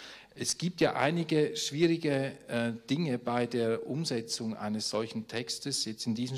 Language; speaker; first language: German; native; German